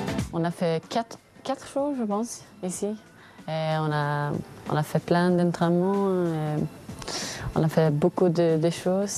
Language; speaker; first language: French; non-native, fluent; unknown